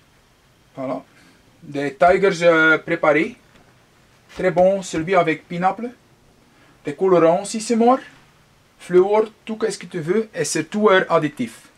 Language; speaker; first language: French; non-native, local second language; Dutch